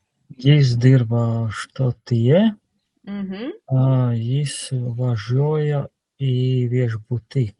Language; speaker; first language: Lithuanian; non-native, learner; Latvian